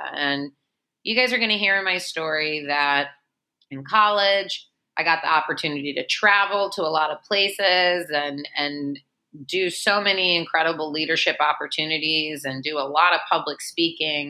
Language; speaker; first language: English; native; English